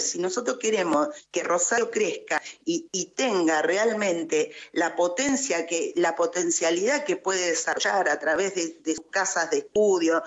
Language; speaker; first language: Spanish; native; Spanish